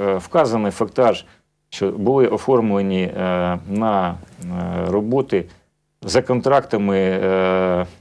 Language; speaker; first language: Ukrainian; native; Ukrainian